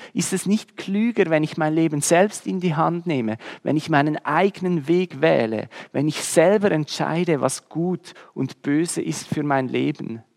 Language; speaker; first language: German; native; German